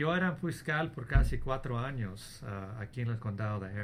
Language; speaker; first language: Spanish; early bilingual, heritage; English